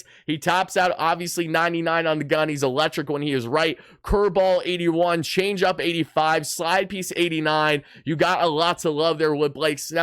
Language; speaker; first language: English; native; English